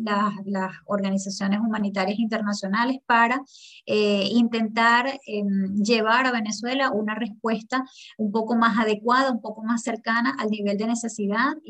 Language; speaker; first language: Spanish; native; Spanish